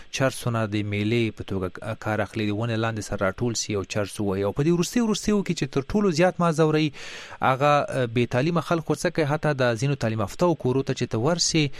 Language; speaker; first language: Pashto; native; Pashto